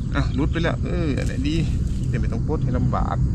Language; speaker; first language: Thai; native; Thai